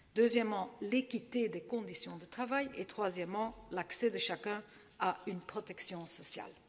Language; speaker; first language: French; non-native, fluent; Dutch